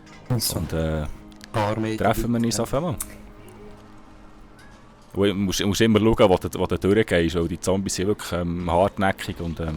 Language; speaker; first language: German; native; German